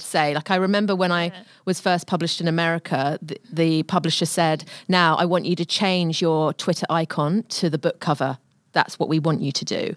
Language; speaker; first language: English; native; English